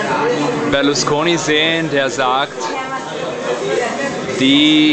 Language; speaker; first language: German; non-native, fluent; Italian